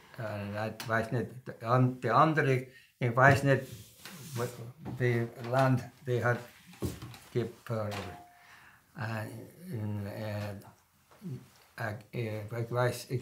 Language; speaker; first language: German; early bilingual, heritage; German